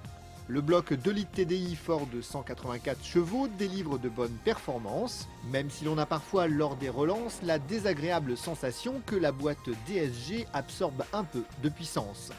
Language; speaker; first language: French; native; French